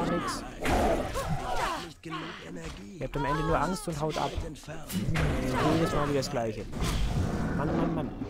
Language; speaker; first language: German; native; German